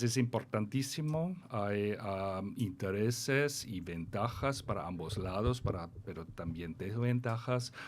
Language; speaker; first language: Spanish; non-native, fluent; German